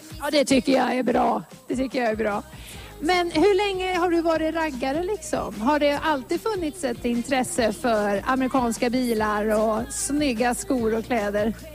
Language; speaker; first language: Swedish; native; Swedish